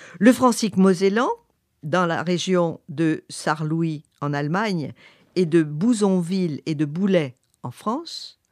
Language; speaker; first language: French; native; French